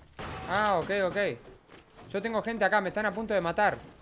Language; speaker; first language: Spanish; native; Spanish